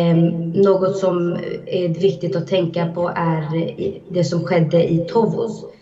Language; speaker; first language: Swedish; early bilingual, other home language; Azerbaijani